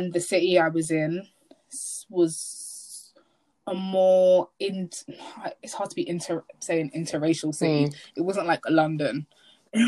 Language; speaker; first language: English; native; English